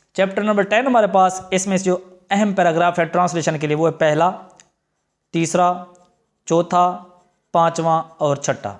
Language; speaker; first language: Urdu; non-native, local second language; Punjabi